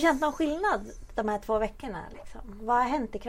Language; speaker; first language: Swedish; native; Swedish